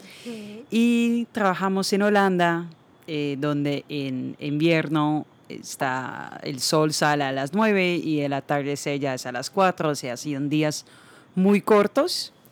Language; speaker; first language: Spanish; non-native, fluent; Dutch